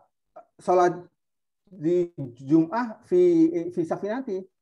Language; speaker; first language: Arabic; non-native, learner; Indonesian